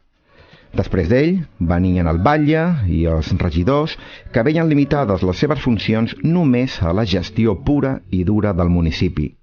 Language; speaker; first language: Catalan; native; Catalan